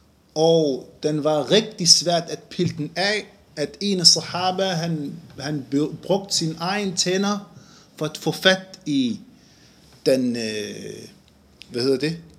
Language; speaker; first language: Danish; non-native, fluent; Arabic